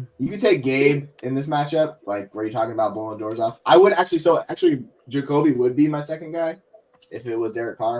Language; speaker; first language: English; native; English